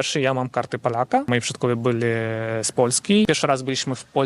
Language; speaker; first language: Polish; non-native, learner; Russian